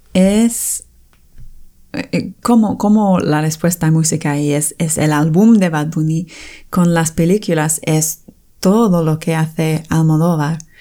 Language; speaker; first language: Spanish; non-native, fluent; English